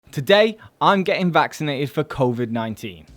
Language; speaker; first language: English; native; English